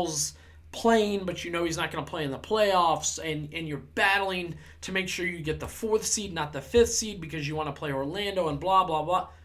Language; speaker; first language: English; native; English